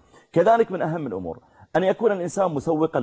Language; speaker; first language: Arabic; native; Arabic